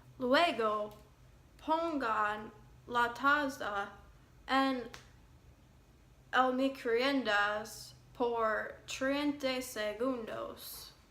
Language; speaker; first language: Spanish; non-native, learner; English